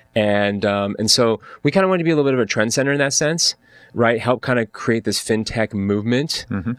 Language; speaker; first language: English; native; English